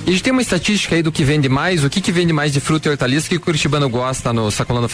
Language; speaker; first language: Portuguese; native; Portuguese